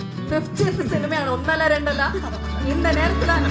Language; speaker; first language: Tamil; native; Tamil